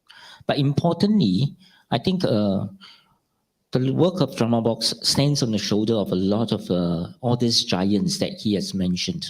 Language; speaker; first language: English; non-native, local second language; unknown